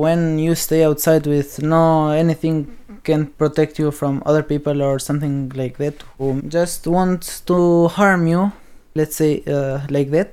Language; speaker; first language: English; non-native, learner; Albanian